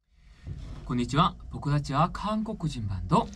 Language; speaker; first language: Japanese; non-native, fluent; Korean